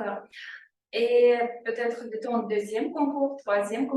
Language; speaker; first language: French; non-native, fluent; Russian